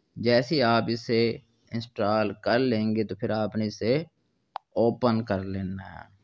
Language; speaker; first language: Urdu; non-native, local second language; Punjabi